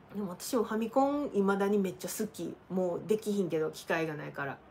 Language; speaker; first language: Japanese; native; Japanese